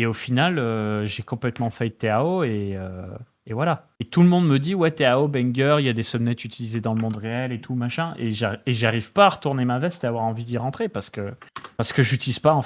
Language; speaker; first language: French; native; French